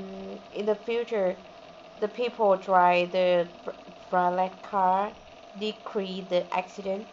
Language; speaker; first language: English; non-native, learner; Vietnamese